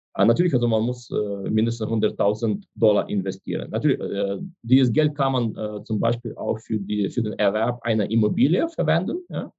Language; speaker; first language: German; non-native, fluent; Ukrainian